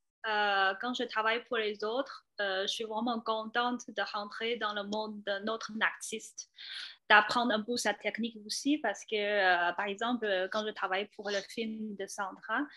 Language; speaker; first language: French; non-native, fluent; Chinese